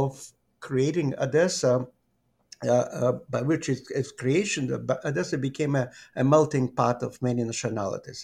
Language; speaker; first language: English; non-native, fluent; Ukrainian